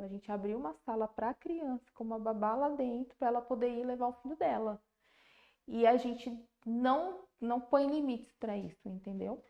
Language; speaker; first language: Portuguese; native; Portuguese